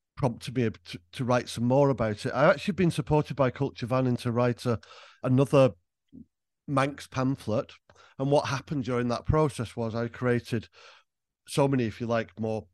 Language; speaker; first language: English; native; English